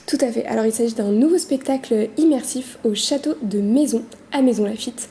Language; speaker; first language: French; native; French